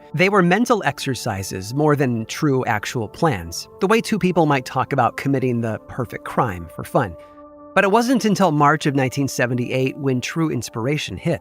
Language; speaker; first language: English; native; English